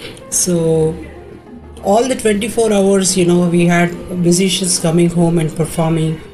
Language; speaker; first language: English; non-native, local second language; Tamil